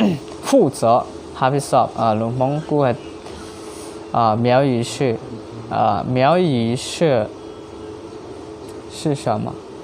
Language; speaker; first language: Chinese; non-native, learner; Hmong